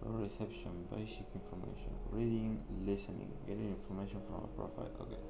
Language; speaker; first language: English; non-native, learner; Spanish